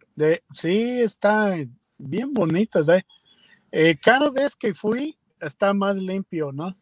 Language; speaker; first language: Spanish; non-native, learner; English